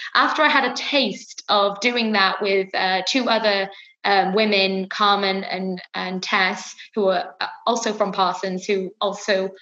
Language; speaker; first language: English; native; English